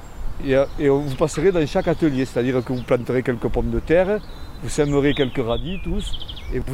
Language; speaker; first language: French; native; French